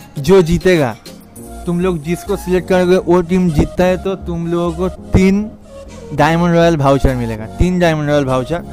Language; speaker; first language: Hindi; non-native, local second language; Bangla